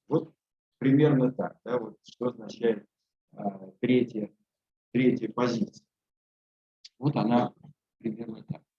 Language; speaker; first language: Russian; native; Russian